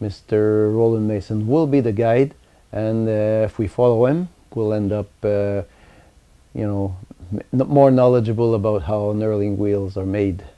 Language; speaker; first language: English; non-native, local second language; French